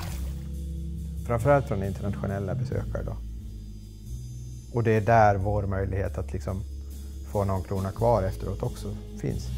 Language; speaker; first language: Swedish; native; Swedish